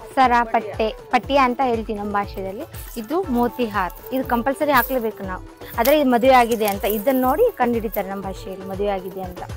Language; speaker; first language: Kannada; non-native, local second language; Lambadi